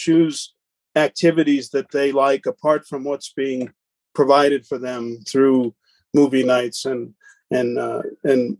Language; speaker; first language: English; native; English